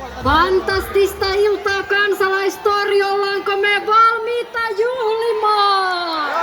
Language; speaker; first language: Finnish; native; Finnish